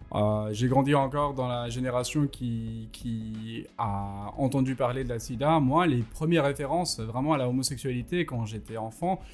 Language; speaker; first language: French; non-native, fluent; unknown